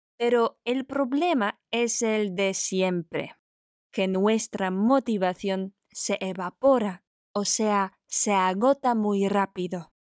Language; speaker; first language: Spanish; non-native, fluent; Polish